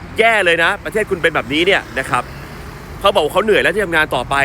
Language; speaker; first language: Thai; native; Thai